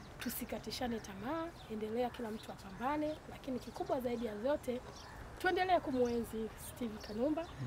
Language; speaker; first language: Swahili; native; Swahili